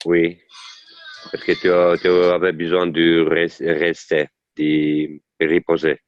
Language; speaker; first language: French; non-native, learner; Italian